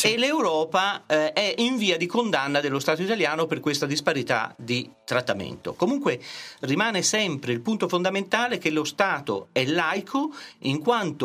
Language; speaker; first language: Italian; native; Italian